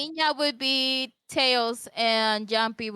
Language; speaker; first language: English; native; English